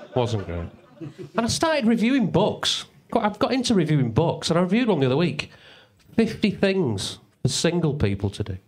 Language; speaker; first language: English; native; English